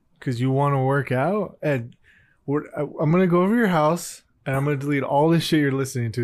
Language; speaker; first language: English; early bilingual, other home language; Spanish